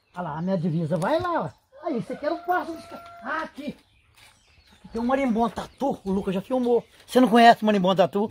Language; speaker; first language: Portuguese; native; Portuguese